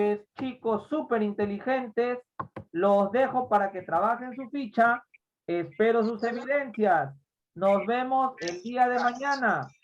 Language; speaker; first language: Spanish; native; Spanish